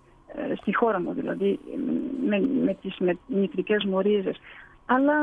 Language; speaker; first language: Greek; early bilingual, heritage; Greek